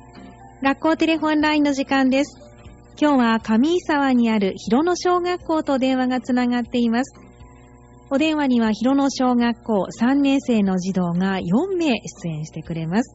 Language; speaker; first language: Japanese; native; Japanese